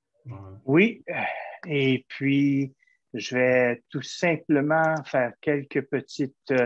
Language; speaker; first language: French; native; French